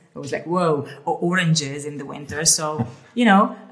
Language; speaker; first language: English; early bilingual, other home language; Hungarian